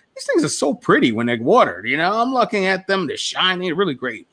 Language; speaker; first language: English; native; English